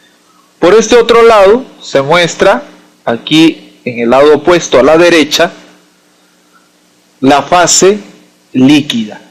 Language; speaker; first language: Spanish; native; Spanish